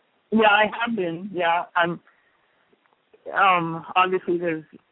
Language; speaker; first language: English; native; English